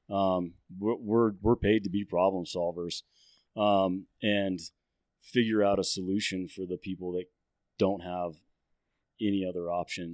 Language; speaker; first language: English; native; English